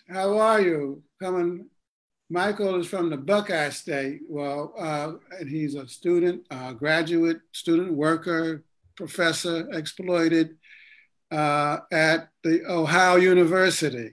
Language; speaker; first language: English; native; English